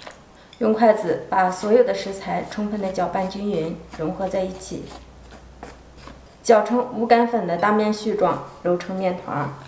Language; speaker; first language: Chinese; native; Chinese